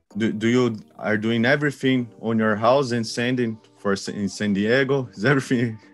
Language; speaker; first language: English; non-native, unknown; Portuguese